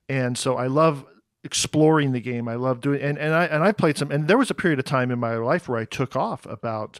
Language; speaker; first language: English; native; English